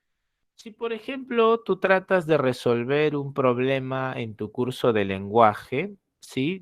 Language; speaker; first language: Spanish; native; Spanish